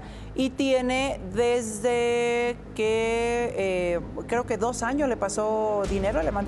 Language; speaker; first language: Spanish; native; Spanish